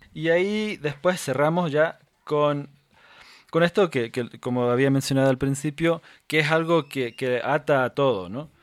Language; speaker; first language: Spanish; non-native, fluent; English